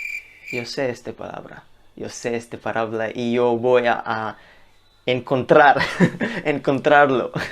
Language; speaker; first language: Spanish; non-native, learner; Hebrew